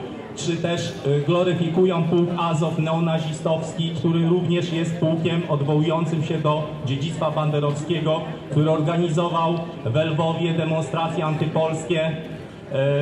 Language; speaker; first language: Polish; native; Polish